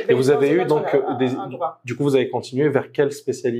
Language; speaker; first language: French; native; French